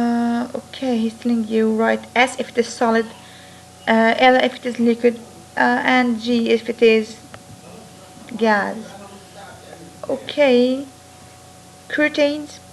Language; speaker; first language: English; non-native, fluent; Arabic